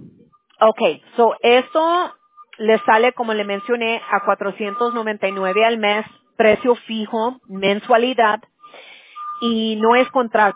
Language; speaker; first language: Spanish; early bilingual, heritage; Spanish